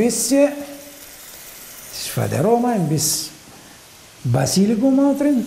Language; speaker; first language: German; non-native, learner; Italian